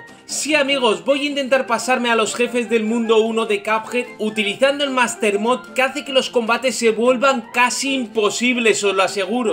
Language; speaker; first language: Spanish; native; Spanish